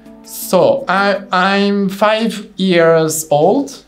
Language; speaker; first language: English; non-native, learner; Russian